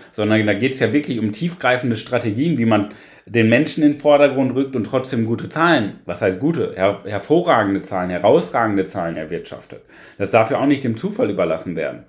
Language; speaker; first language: German; native; German